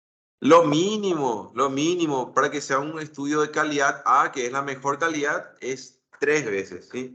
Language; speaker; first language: Spanish; native; Spanish